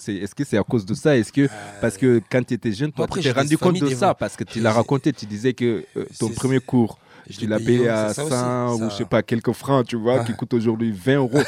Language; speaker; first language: French; native; French